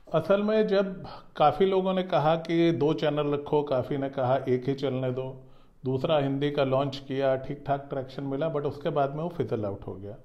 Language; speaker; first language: Hindi; native; Hindi